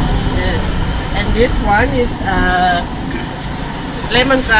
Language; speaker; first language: English; non-native, learner; Thai